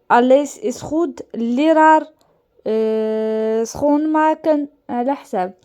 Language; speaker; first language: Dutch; non-native, learner; Arabic